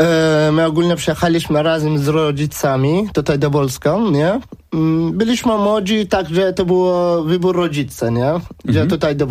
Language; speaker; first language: Polish; early bilingual, other home language; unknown